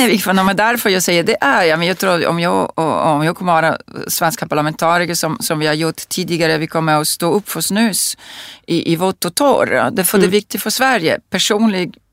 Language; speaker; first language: Swedish; non-native, fluent; Italian